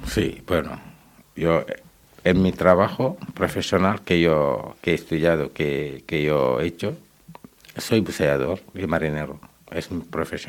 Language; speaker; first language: Spanish; non-native, learner; Wolof